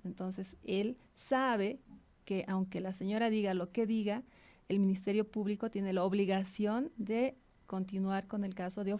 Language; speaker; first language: Spanish; native; Spanish